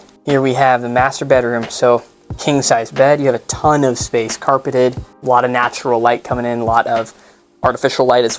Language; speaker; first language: English; native; English